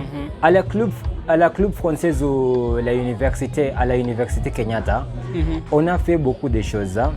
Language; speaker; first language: French; non-native, learner; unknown